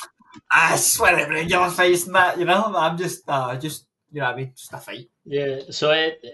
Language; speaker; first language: English; native; English